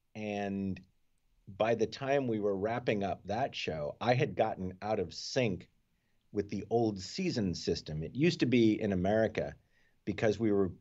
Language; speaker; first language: English; native; English